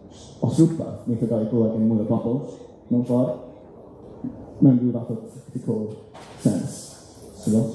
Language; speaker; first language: Welsh; native; Welsh